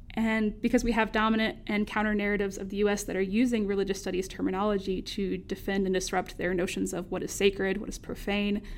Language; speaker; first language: English; native; English